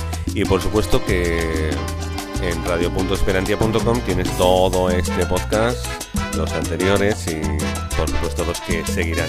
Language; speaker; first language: Spanish; native; Spanish